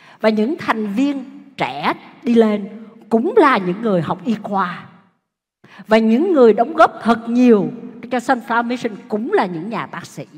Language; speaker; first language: Vietnamese; native; Vietnamese